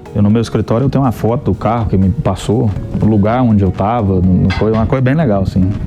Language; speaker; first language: Portuguese; native; Portuguese